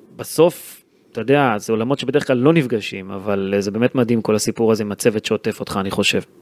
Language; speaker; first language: Hebrew; native; Hebrew